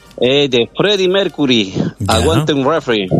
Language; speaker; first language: Spanish; native; Spanish